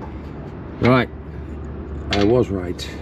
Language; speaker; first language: English; non-native, fluent; Dutch